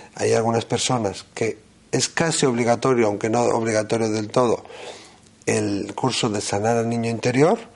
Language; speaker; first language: Spanish; native; Spanish